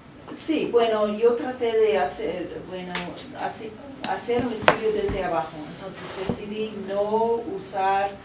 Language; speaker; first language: Spanish; non-native, fluent; English